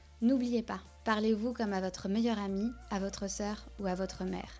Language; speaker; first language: French; native; French